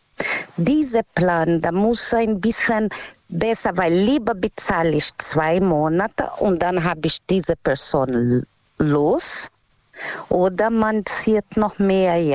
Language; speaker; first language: German; non-native, learner; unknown